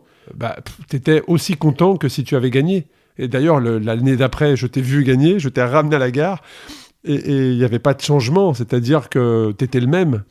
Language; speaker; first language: French; native; French